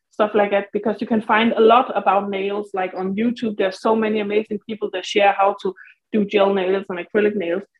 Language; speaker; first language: English; non-native, fluent; Danish